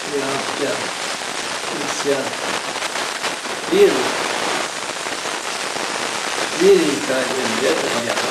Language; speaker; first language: German; early bilingual, heritage; German